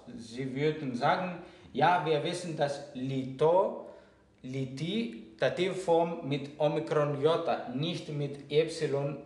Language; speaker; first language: German; non-native, fluent; Greek